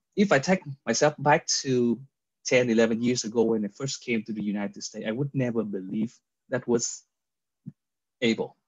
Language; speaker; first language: English; non-native, fluent; Vietnamese